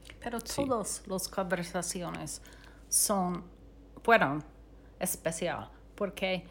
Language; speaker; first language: Spanish; non-native, learner; English